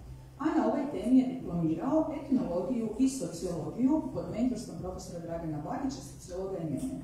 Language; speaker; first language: Croatian; native; Croatian